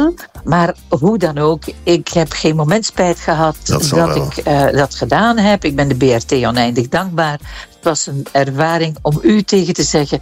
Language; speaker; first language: Dutch; native; Dutch